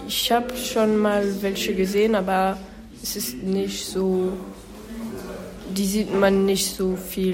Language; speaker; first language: German; non-native, learner; French